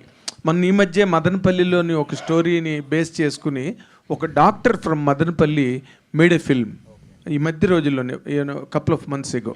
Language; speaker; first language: Telugu; native; Telugu